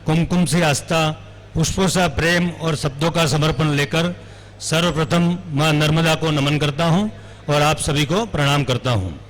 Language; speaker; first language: Hindi; non-native, local second language; Gujarati